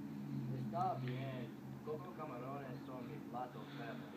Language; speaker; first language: Spanish; non-native, learner; English